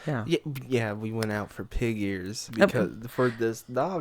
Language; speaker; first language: English; native; English